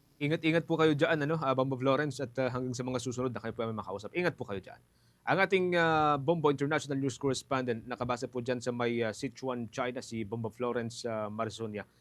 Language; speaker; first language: Filipino; native; Filipino